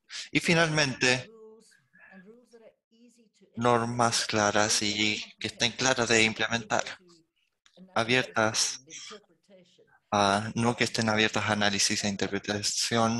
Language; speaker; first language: Spanish; non-native, fluent; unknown